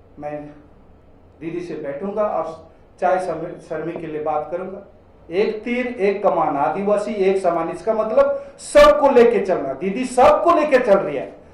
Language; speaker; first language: Hindi; non-native, local second language; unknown